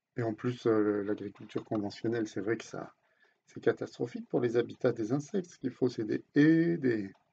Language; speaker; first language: French; native; French